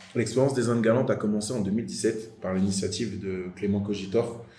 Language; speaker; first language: French; native; French